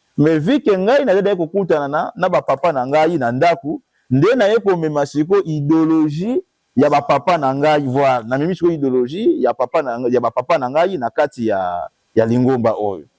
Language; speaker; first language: Lingala; non-native, local second language; Kongo